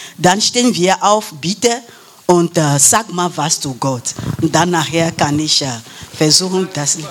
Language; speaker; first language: German; non-native, learner; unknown